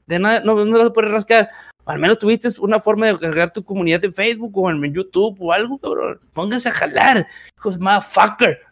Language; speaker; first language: Spanish; native; Spanish